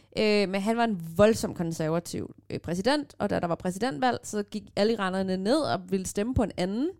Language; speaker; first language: Danish; early bilingual, other home language; Persian